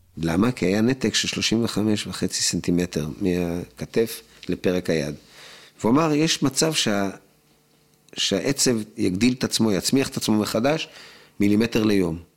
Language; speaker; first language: Hebrew; native; Hebrew